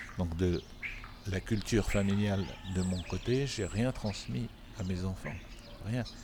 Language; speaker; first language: French; non-native, local second language; Arabic